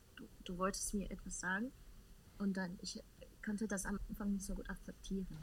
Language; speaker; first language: German; non-native, learner; Chinese